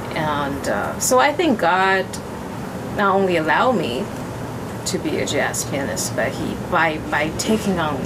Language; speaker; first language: English; non-native, fluent; Chinese